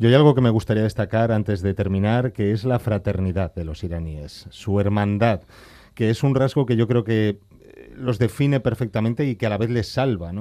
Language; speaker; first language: Spanish; native; Spanish